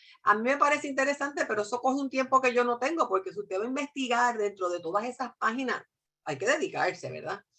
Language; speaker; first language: Spanish; native; Spanish